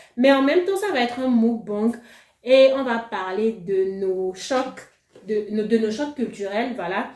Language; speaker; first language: French; non-native, local second language; Ewe